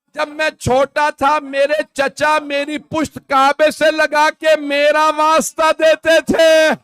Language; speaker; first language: Urdu; native; Urdu